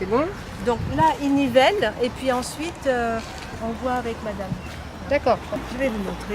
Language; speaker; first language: French; native; French